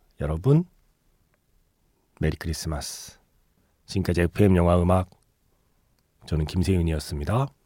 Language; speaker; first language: Korean; native; Korean